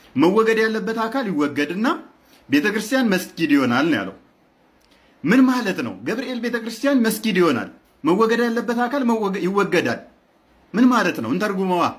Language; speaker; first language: Amharic; non-native, local second language; Oromo